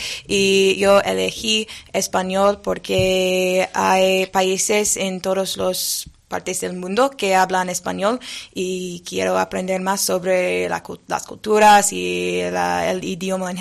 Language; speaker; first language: Spanish; non-native, learner; English